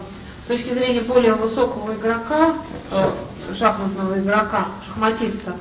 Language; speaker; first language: Russian; native; Russian